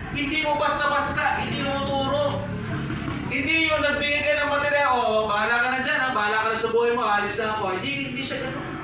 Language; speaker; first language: Filipino; non-native, local second language; Pampanga